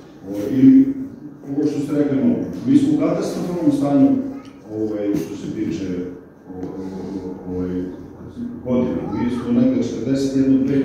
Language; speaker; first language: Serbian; early bilingual, heritage; Serbian